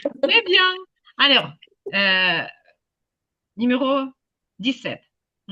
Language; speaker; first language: French; non-native, fluent; Ukrainian